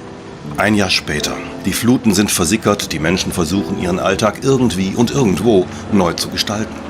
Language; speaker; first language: German; native; German